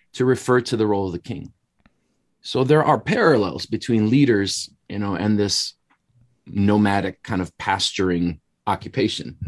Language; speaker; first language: English; native; English